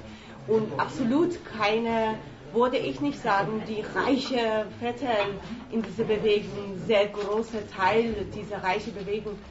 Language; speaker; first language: German; non-native, learner; Persian